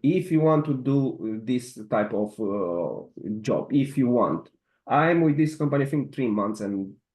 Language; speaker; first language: English; non-native, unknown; Romanian